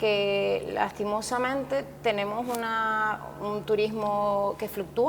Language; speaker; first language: Spanish; native; Spanish